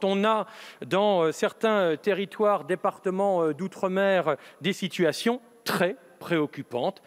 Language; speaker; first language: French; native; French